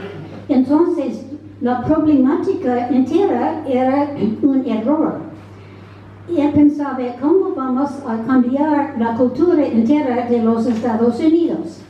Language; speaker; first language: Spanish; non-native, fluent; English